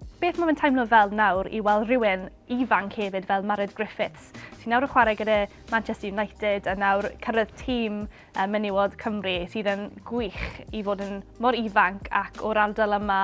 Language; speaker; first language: Welsh; native; Welsh